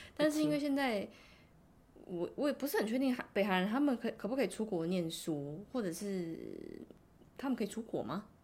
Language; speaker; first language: Chinese; native; Chinese